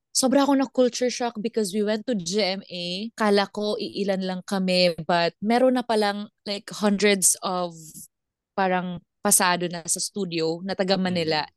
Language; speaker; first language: Filipino; non-native, local second language; Cebuano